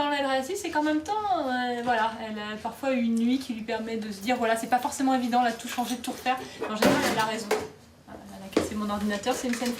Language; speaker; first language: French; native; French